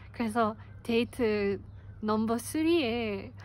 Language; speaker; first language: Korean; non-native, fluent; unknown